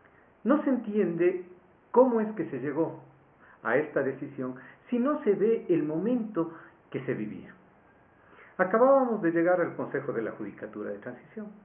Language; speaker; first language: Spanish; native; Spanish